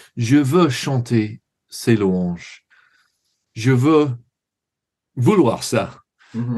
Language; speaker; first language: French; non-native, learner; English